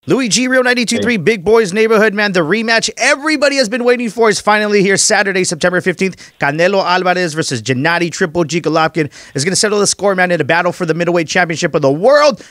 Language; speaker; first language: English; early bilingual, other home language; Spanish